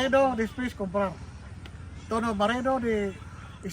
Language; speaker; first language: Spanish; non-native, learner; Filipino